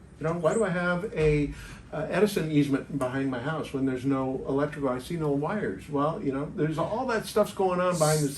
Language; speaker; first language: English; native; English